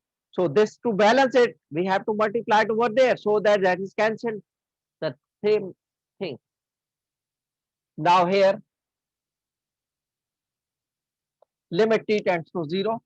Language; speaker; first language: English; non-native, local second language; Hindi